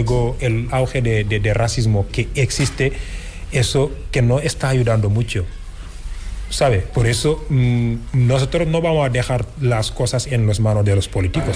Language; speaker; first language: Spanish; non-native, fluent; Wolof